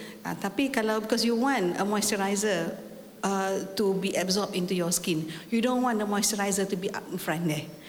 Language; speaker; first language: English; non-native, local second language; Malay